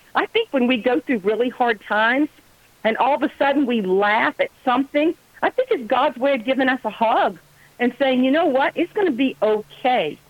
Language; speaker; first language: English; native; English